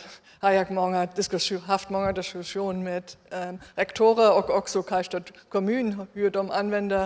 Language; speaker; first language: Swedish; non-native, fluent; German